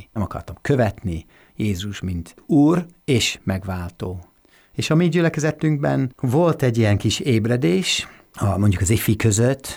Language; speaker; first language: Hungarian; non-native, fluent; English